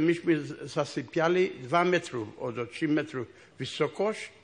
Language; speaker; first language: Polish; non-native, local second language; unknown